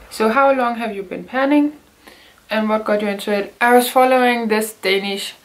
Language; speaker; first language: English; non-native, fluent; Danish